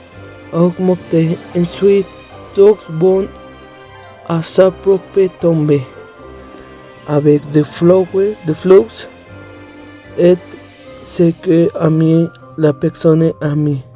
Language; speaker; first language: French; non-native, learner; Spanish